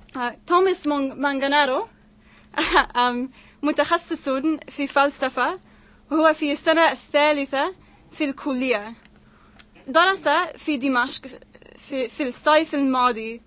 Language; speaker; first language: Arabic; non-native, fluent; English